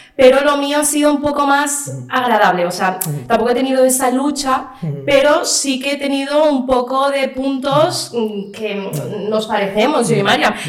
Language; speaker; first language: Spanish; early bilingual, other home language; Arabic